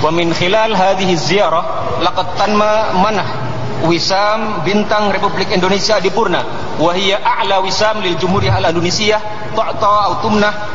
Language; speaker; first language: Arabic; non-native, fluent; Indonesian